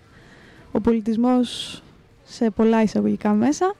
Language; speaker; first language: Greek; native; Greek